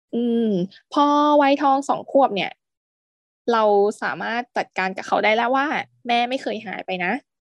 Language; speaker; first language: Thai; native; Thai